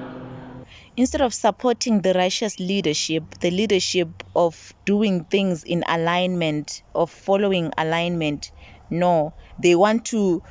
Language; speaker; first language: English; non-native, local second language; Zulu